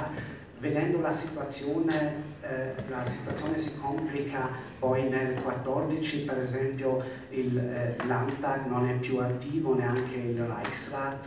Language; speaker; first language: Italian; non-native, fluent; German